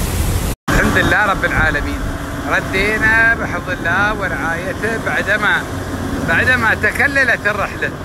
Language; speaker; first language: Arabic; native; Arabic